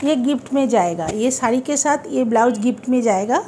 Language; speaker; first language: Hindi; non-native, local second language; Bangla